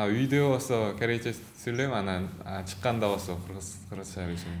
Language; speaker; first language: Kyrgyz; early bilingual, other home language; Korean